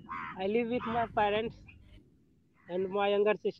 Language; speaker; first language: English; non-native, learner; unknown